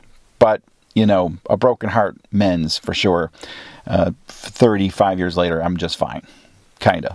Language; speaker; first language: English; native; English